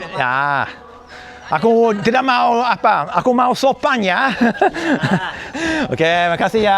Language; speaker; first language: Indonesian; non-native, fluent; English